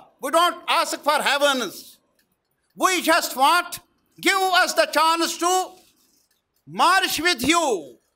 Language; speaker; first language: English; non-native, local second language; Urdu